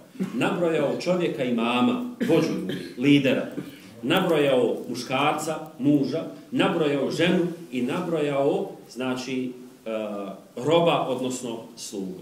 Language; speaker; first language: Serbian; native; Serbian